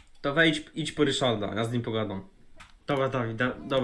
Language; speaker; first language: Polish; native; Polish